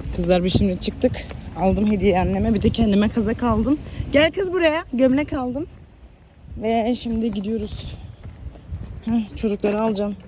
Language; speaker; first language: Turkish; early bilingual, heritage; Turkish